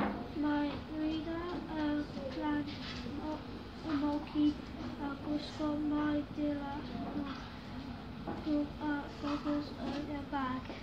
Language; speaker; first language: Welsh; non-native, local second language; English